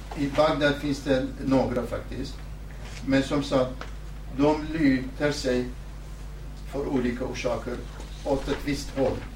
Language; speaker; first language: Swedish; non-native, fluent; Southern Kurdish